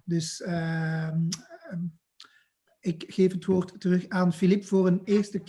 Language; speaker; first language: Dutch; non-native, local second language; French